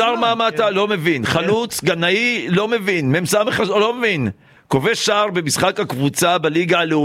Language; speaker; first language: Hebrew; native; Hebrew